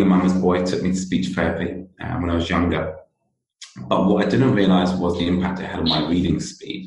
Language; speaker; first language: English; native; English